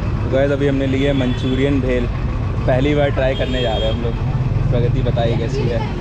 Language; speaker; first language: Hindi; native; Hindi